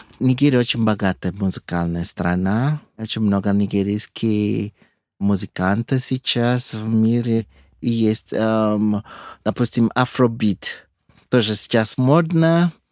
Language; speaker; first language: Russian; non-native, fluent; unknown